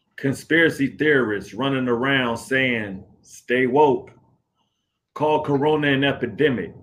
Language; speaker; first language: English; native; English